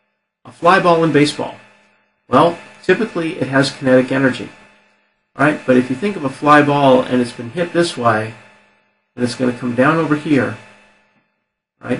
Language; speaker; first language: English; native; English